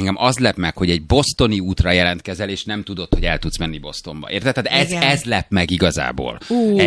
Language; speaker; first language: Hungarian; native; Hungarian